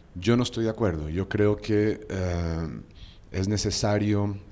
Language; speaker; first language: Spanish; native; Spanish